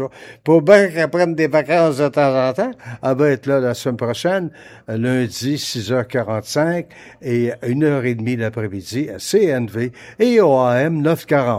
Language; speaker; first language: French; native; French